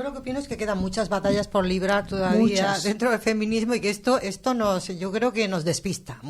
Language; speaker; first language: Spanish; native; Spanish